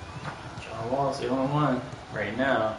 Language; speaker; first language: English; native; English